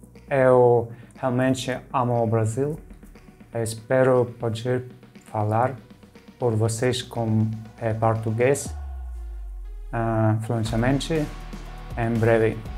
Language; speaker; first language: Portuguese; non-native, learner; Russian